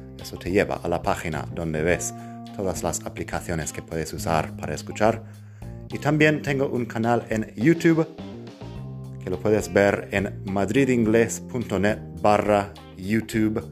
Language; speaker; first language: Spanish; non-native, fluent; English